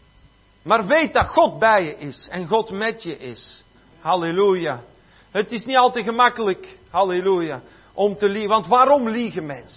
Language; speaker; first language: Dutch; native; Dutch